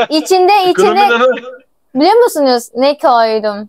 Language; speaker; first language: Turkish; non-native, learner; Indonesian